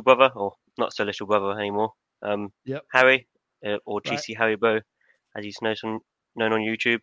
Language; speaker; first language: English; native; English